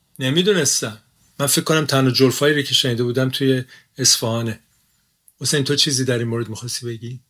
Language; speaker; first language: Persian; native; Persian